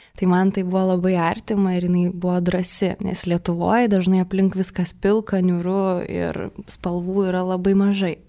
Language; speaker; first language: Lithuanian; early bilingual, heritage; Russian